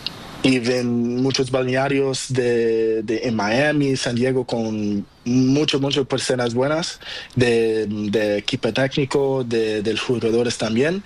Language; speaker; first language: Spanish; non-native, learner; Portuguese